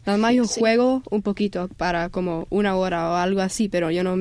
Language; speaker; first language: Spanish; early bilingual, heritage; Spanish